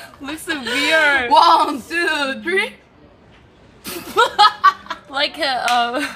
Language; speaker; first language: English; non-native, learner; Korean